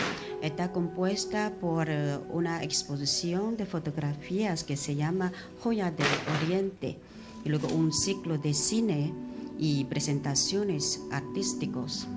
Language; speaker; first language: Spanish; non-native, fluent; Chinese